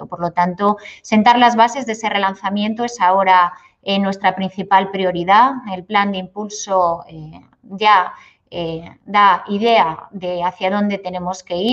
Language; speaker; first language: Spanish; native; Spanish